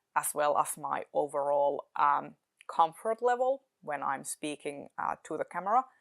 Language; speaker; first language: English; non-native, fluent; Finnish